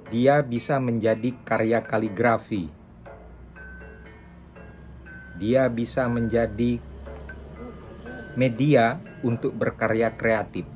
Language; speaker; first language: Indonesian; non-native, local second language; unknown